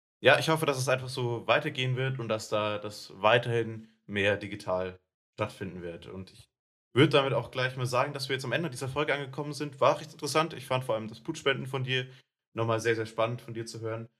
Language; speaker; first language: German; native; German